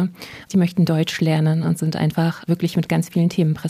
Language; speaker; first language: German; native; German